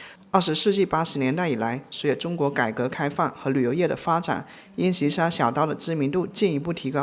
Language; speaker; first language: Chinese; native; Chinese